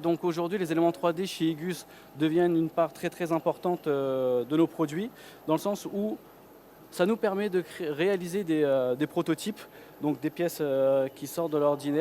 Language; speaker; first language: French; native; French